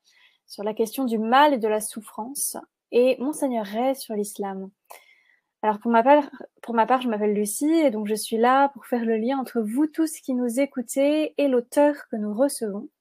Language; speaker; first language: French; native; French